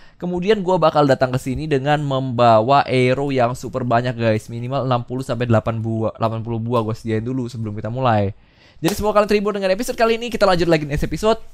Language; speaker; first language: Indonesian; native; Indonesian